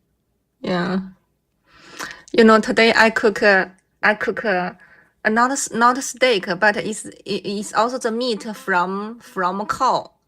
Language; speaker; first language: English; non-native, learner; Chinese